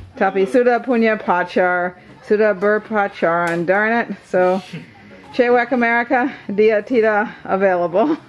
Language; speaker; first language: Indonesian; non-native, learner; English